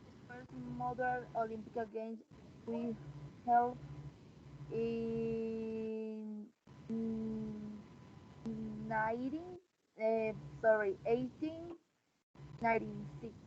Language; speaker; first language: English; non-native, learner; Spanish